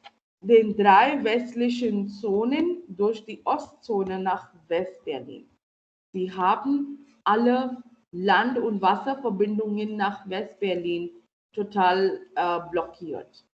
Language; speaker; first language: German; non-native, fluent; Marathi